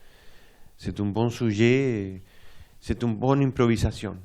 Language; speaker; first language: French; non-native, fluent; Spanish